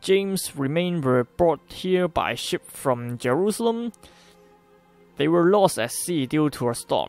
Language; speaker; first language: English; non-native, local second language; Cantonese